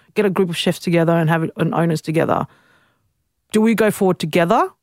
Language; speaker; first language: English; native; English